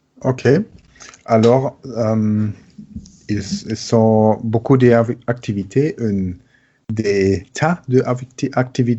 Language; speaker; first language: French; non-native, learner; German